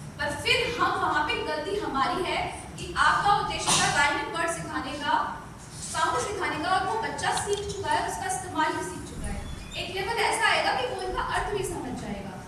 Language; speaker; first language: Hindi; native; Hindi